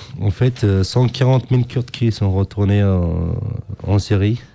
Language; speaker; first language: French; non-native, learner; Kurdish